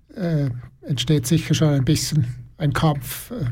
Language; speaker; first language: German; native; German